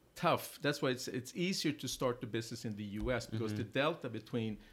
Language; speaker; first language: English; non-native, fluent; Swedish